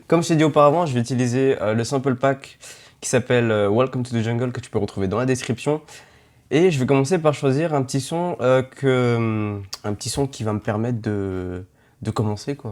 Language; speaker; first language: French; native; French